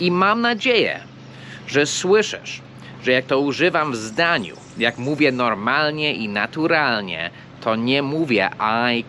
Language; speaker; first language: Polish; non-native, fluent; English